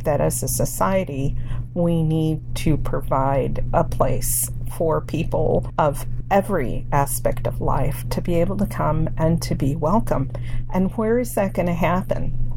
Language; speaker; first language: English; early bilingual, other home language; Spanish